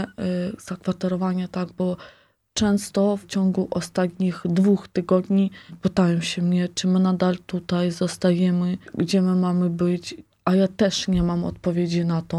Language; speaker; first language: Polish; non-native, fluent; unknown